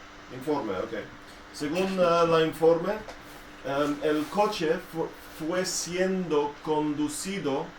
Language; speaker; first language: Spanish; non-native, fluent; English